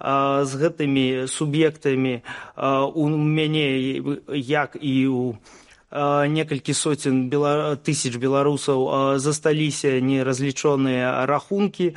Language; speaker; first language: Belarusian; non-native, local second language; Russian